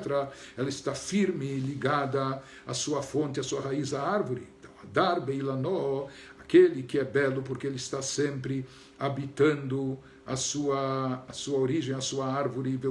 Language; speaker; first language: Portuguese; native; Portuguese